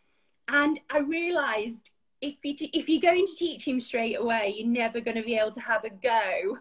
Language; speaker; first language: English; native; English